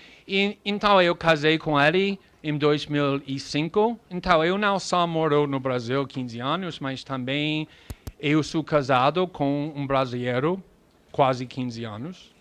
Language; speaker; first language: Portuguese; non-native, fluent; English